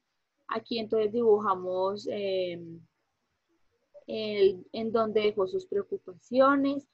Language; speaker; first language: Spanish; native; Spanish